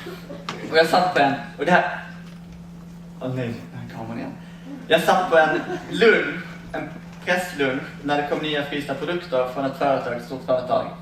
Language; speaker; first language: Swedish; native; Swedish